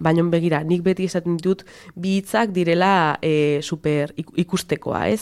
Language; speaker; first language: Basque; non-native, local second language; Spanish